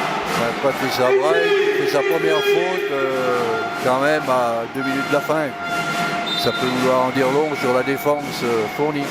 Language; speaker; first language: French; native; French